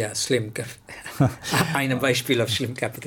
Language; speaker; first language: German; non-native, learner; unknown